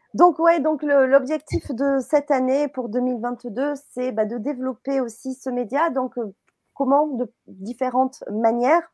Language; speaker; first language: French; native; French